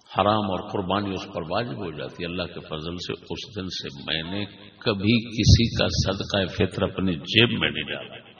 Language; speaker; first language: Urdu; non-native, local second language; Punjabi